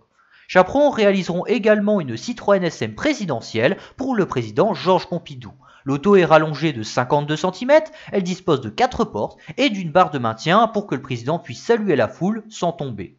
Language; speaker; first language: French; native; French